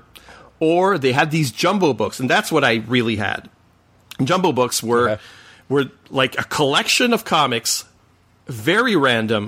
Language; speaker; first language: English; non-native, fluent; French